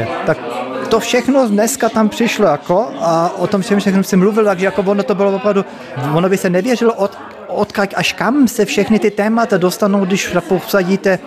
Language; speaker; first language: Czech; early bilingual, heritage; Czech